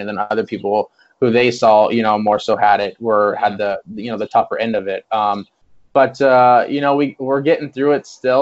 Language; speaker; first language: English; native; English